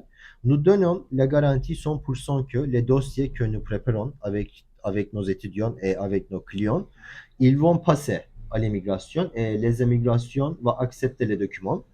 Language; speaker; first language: French; non-native, learner; Turkish